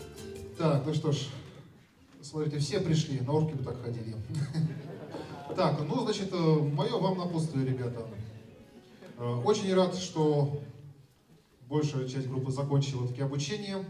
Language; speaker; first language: Russian; native; Russian